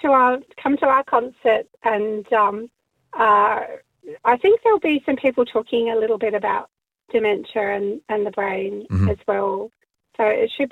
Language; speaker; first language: English; native; English